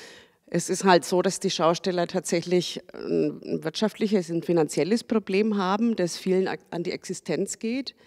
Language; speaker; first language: German; native; German